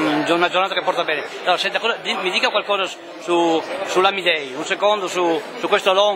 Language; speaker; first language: Italian; native; Italian